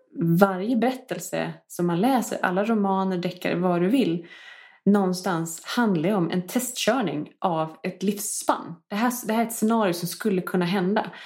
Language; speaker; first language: Swedish; native; Swedish